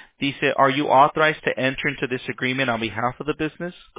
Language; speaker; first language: English; early bilingual, other home language; Spanish